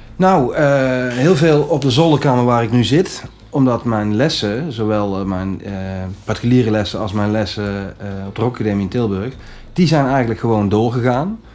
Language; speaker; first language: Dutch; native; Dutch